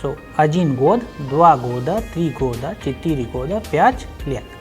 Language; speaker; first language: Russian; non-native, fluent; Hindi